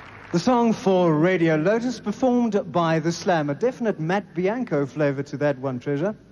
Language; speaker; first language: English; non-native, local second language; Afrikaans